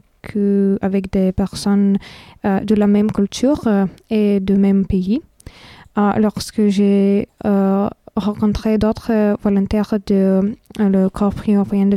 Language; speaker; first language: French; non-native, fluent; Lithuanian